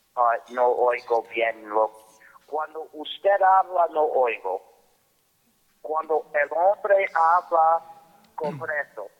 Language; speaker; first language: Spanish; non-native, fluent; English